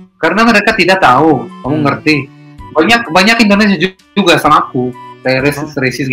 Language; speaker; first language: Indonesian; non-native, fluent; Hebrew